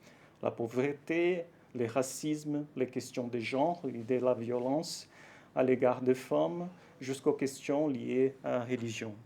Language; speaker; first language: French; non-native, fluent; Portuguese